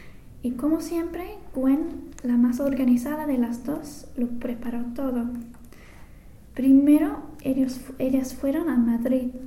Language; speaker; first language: Spanish; non-native, fluent; English